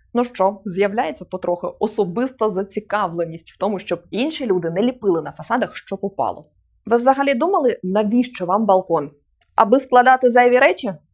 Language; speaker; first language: Ukrainian; native; Ukrainian